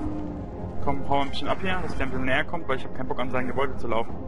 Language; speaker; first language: German; native; German